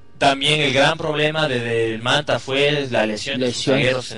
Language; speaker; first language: Spanish; native; Spanish